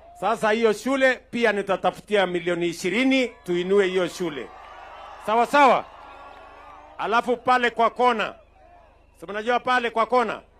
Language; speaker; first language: Swahili; non-native, local second language; Kalenjin